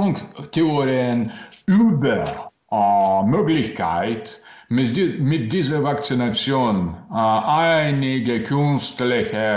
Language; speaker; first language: German; non-native, learner; Russian